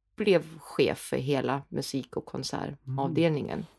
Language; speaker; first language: Swedish; non-native, fluent; German